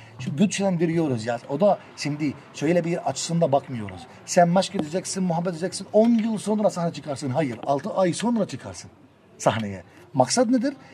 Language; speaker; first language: Turkish; non-native, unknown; Arabic